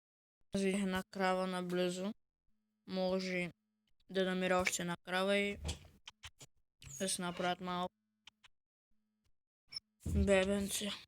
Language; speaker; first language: Bulgarian; native; Bulgarian